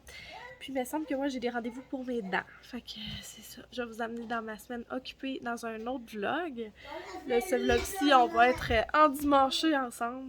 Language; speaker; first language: French; native; French